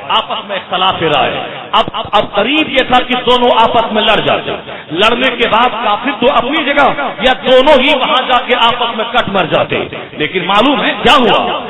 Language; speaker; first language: Urdu; non-native, local second language; Odia